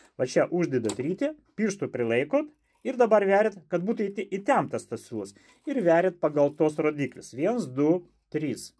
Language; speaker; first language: Lithuanian; non-native, local second language; Russian